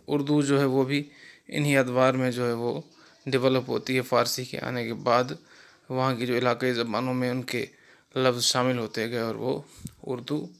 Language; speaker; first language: Urdu; non-native, local second language; Sindhi